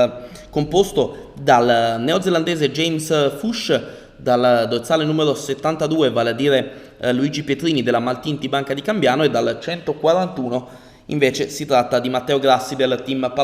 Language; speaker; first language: Italian; native; Italian